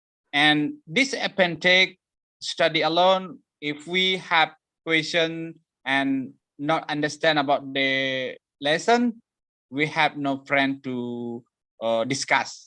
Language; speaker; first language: English; non-native, learner; Indonesian